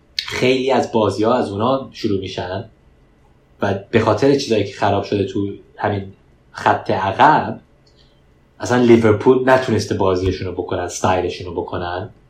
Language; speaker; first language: Persian; early bilingual, heritage; Persian